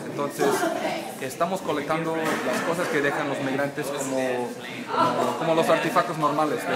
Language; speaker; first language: Spanish; early bilingual, heritage; Spanish